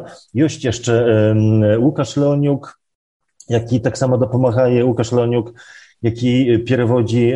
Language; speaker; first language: Belarusian; early bilingual, heritage; Belarusian